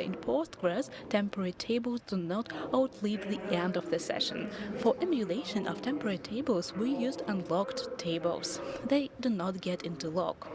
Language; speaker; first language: English; non-native, fluent; Russian